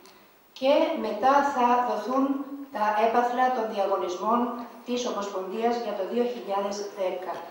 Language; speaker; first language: Greek; native; Greek